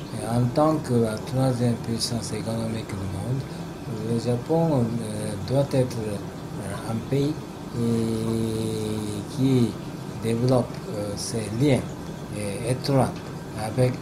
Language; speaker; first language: French; non-native, fluent; Japanese